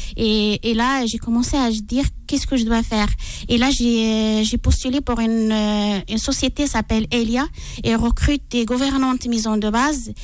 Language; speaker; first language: French; non-native, local second language; Arabic